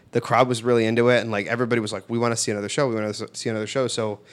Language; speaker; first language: English; native; English